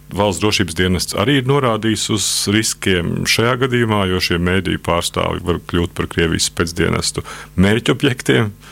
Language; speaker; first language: Latvian; native; Latvian